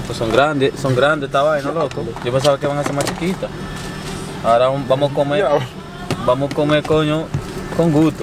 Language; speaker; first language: Spanish; early bilingual, heritage; Spanish